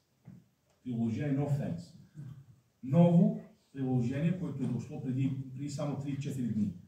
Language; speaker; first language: Bulgarian; non-native, fluent; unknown